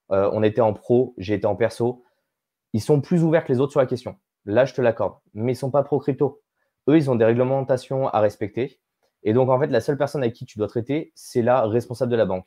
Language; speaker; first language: French; native; French